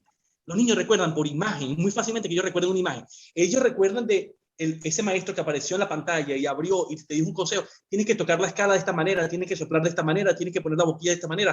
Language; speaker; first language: Spanish; native; Spanish